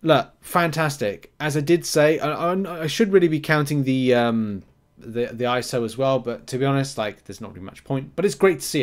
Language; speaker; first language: English; native; English